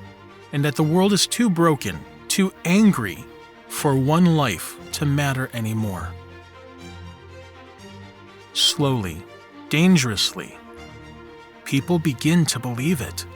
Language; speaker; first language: English; native; English